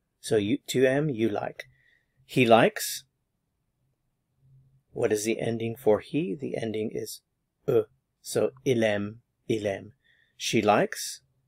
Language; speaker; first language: English; native; English